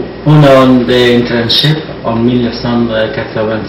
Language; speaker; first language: French; non-native, learner; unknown